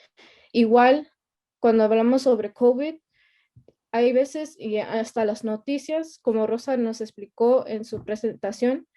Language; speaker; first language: Spanish; early bilingual, heritage; Spanish